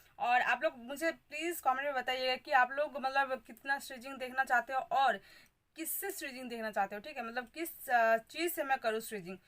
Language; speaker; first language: Hindi; non-native, local second language; Bangla